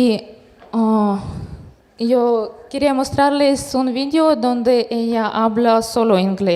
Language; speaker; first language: Spanish; non-native, fluent; Russian